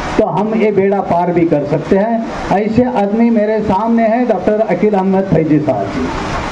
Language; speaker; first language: Hindi; non-native, local second language; Marathi